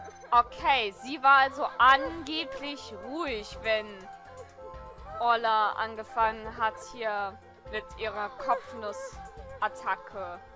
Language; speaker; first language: German; native; German